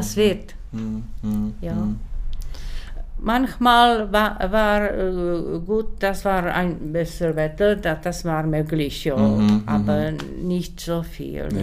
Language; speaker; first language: German; non-native, learner; Czech